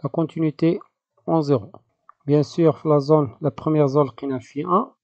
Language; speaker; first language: French; non-native, local second language; Arabic